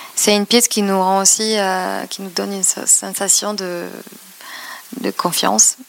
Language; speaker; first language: French; non-native, fluent; Polish